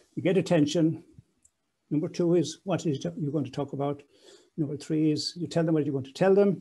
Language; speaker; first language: English; native; English